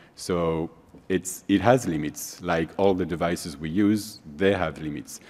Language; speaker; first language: English; non-native, fluent; French